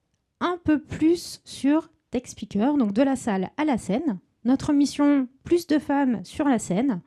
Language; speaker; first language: French; native; French